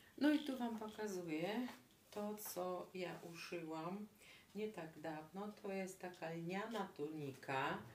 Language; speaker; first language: Polish; non-native, fluent; Russian